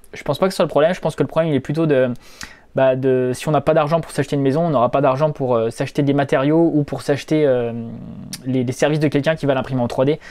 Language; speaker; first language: French; native; French